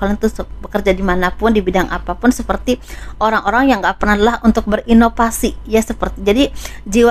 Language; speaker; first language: Indonesian; native; Indonesian